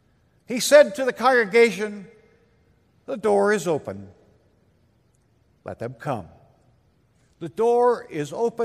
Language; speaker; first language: English; native; English